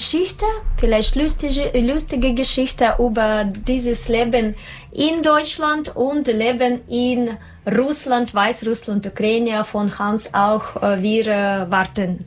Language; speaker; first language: German; non-native, learner; Russian